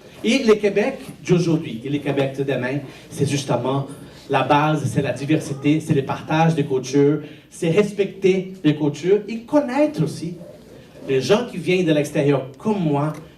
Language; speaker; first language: French; non-native, fluent; Portuguese